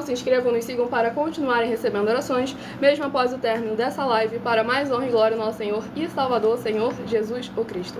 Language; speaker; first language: Portuguese; native; Portuguese